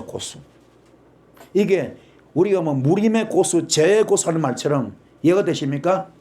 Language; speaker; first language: Korean; native; Korean